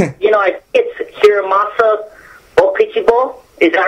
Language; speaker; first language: English; native; English